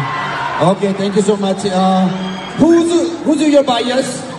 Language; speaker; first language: English; non-native, learner; Korean